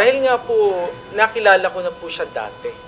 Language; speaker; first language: Filipino; native; Filipino